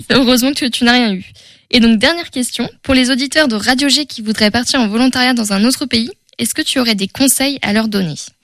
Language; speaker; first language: French; native; French